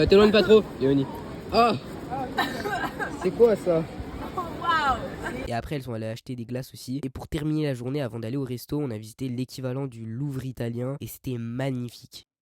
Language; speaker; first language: French; native; French